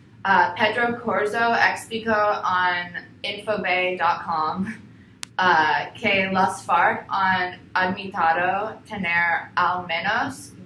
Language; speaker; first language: Spanish; non-native, learner; English